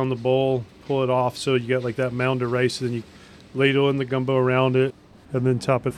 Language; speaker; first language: English; native; English